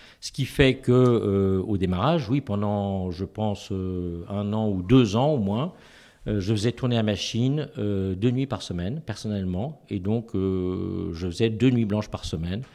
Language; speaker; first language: French; native; French